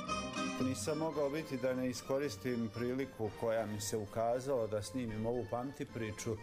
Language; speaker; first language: Serbian; native; Serbian